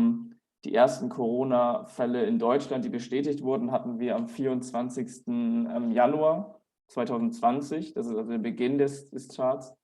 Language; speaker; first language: German; native; German